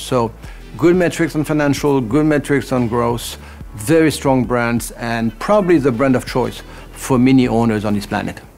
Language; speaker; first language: English; non-native, fluent; French